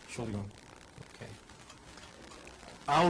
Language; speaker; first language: German; non-native, fluent; English